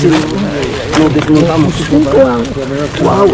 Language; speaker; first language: Spanish; non-native, learner; Filipino